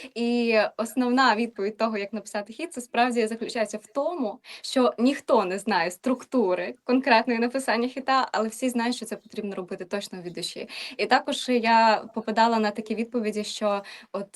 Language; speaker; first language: Ukrainian; native; Ukrainian